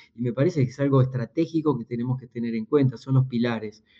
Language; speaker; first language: Spanish; native; Spanish